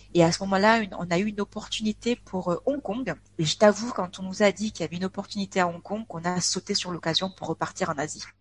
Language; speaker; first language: French; native; French